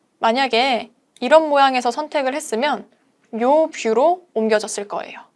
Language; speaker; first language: Korean; native; Korean